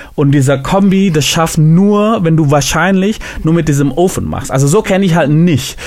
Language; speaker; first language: German; non-native, fluent; Indonesian